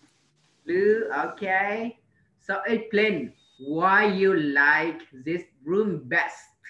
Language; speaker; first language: English; non-native, learner; Vietnamese